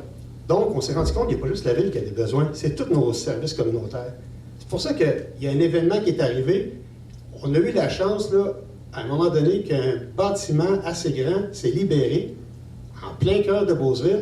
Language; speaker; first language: French; native; French